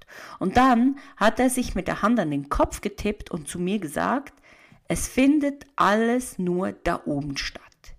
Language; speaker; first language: German; native; German